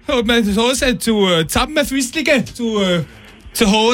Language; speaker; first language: German; non-native, learner; French